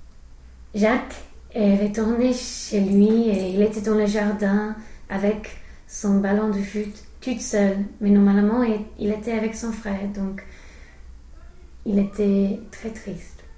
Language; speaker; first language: French; non-native, learner; English